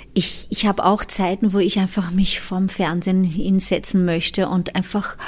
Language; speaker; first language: German; non-native, fluent; Portuguese